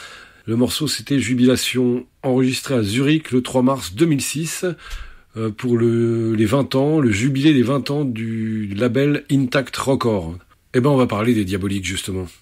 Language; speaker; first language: French; native; French